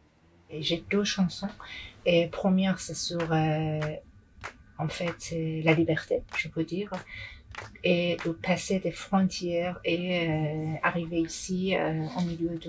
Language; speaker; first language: French; non-native, fluent; Persian